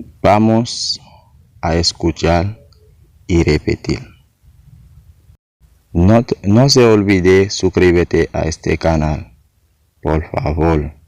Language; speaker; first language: Spanish; non-native, learner; Haitian Creole